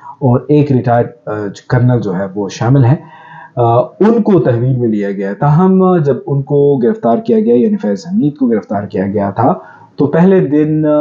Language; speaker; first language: Urdu; non-native, local second language; Pashto